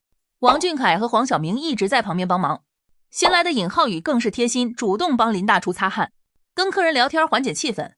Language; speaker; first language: Chinese; native; Chinese